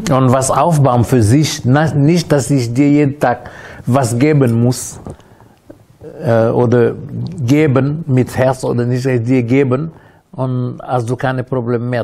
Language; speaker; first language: German; non-native, learner; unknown